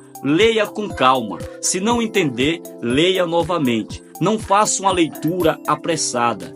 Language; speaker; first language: Portuguese; native; Portuguese